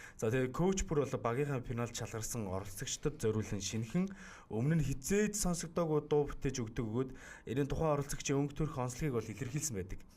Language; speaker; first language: Mongolian; native; Mongolian